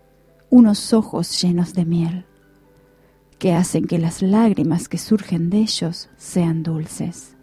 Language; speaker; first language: Spanish; native; Spanish